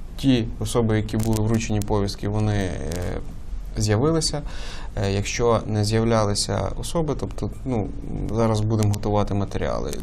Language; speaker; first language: Ukrainian; native; Ukrainian